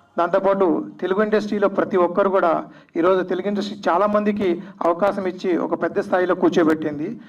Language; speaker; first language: Telugu; native; Telugu